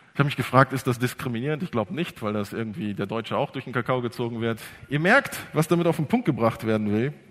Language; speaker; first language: German; early bilingual, other home language; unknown